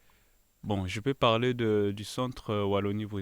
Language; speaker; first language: French; non-native, local second language; Lingala